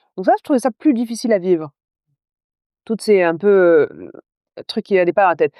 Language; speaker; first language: French; non-native, local second language; Arabic